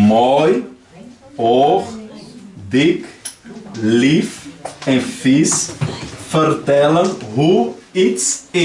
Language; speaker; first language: Dutch; non-native, learner; Portuguese